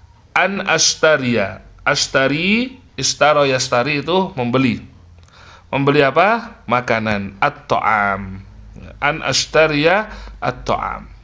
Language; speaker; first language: Arabic; non-native, learner; Indonesian